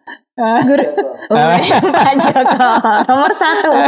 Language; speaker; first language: Indonesian; native; Indonesian